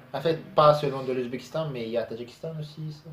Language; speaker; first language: French; non-native, learner; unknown